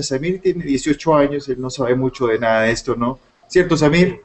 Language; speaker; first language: Spanish; native; Spanish